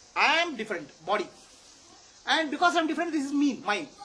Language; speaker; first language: English; non-native, local second language; Kannada